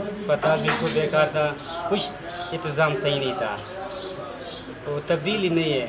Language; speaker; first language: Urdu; non-native, local second language; Pashto